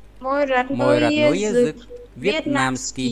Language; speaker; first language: Russian; non-native, learner; Vietnamese